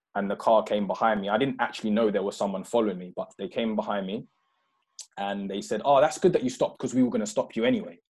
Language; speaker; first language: English; native; English